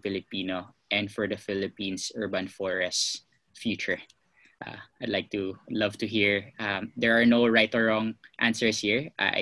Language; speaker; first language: English; non-native, local second language; Cebuano